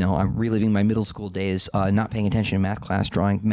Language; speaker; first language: English; native; English